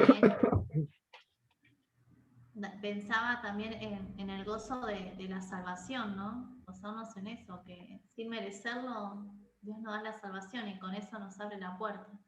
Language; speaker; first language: Spanish; native; Spanish